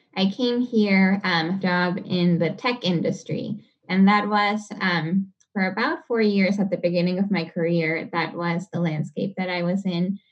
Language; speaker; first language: English; non-native, fluent; Spanish